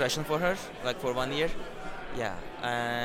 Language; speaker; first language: English; non-native, fluent; Turkish